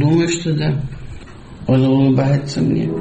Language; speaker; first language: Russian; native; Russian